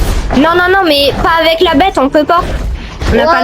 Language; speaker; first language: French; native; French